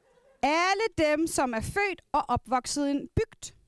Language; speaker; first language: Danish; non-native, local second language; Kalaallisut